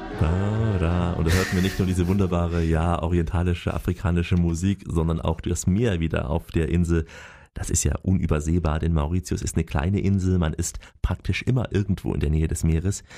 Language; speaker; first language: German; native; German